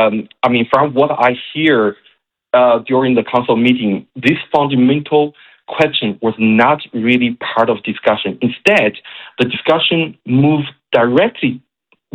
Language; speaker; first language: English; non-native, fluent; Chinese